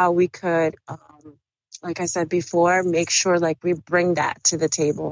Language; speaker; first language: English; early bilingual, other home language; Spanish